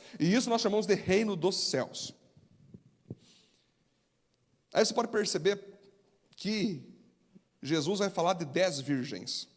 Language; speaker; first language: Portuguese; native; Portuguese